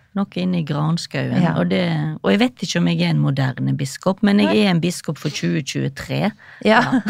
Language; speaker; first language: Norwegian; native; Norwegian